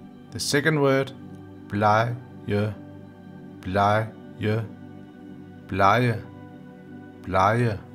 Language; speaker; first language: English; non-native, fluent; Danish